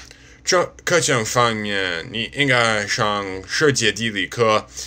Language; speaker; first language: Chinese; non-native, learner; English